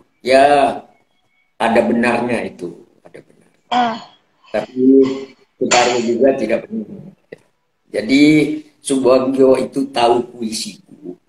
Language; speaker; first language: Indonesian; non-native, local second language; Madurese